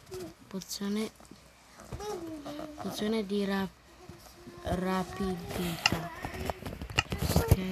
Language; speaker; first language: Italian; early bilingual, other home language; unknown